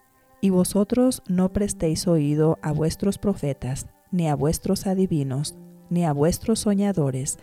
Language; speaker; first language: Spanish; native; Spanish